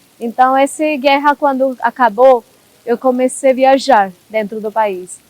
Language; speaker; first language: Portuguese; non-native, learner; Hindi